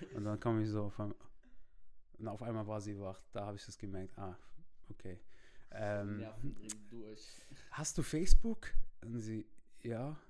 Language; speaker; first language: German; non-native, fluent; Arabic